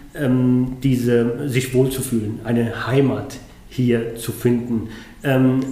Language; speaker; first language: German; non-native, fluent; Arabic